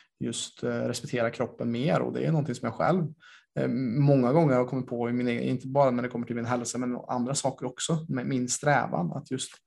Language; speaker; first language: Swedish; native; Swedish